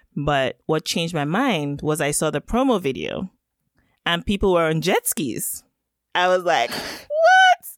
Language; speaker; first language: English; non-native, local second language; Yoruba